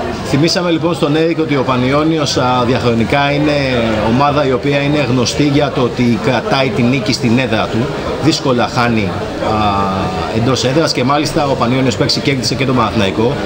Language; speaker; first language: Greek; native; Greek